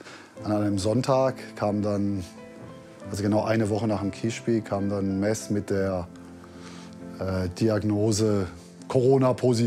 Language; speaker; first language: German; native; German